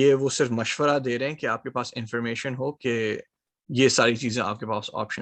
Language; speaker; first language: Urdu; native; Urdu